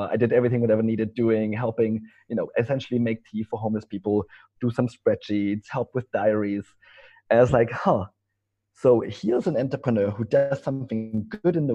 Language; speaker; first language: English; non-native, fluent; German